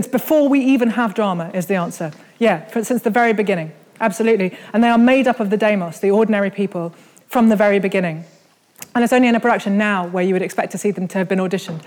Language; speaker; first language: English; native; English